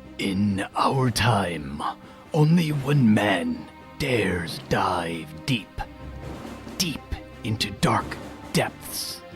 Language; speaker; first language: English; native; English